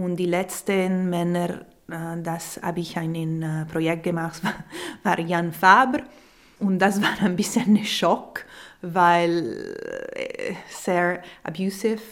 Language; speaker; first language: German; non-native, local second language; Italian